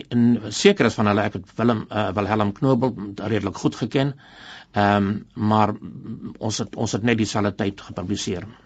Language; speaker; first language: Afrikaans; non-native, local second language; English